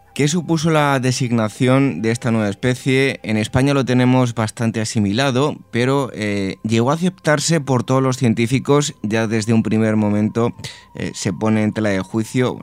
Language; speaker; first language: Spanish; native; Spanish